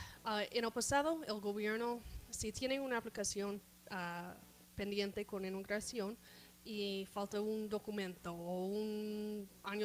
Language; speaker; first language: Spanish; non-native, fluent; English